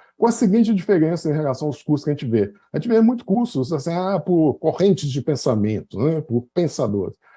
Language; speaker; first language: Portuguese; native; Portuguese